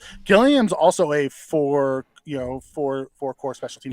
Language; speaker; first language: English; native; English